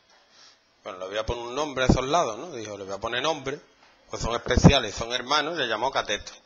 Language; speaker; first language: Spanish; native; Spanish